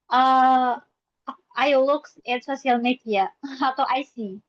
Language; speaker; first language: English; non-native, learner; Indonesian